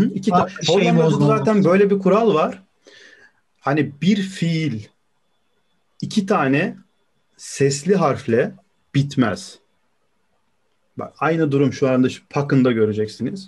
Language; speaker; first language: Turkish; native; Turkish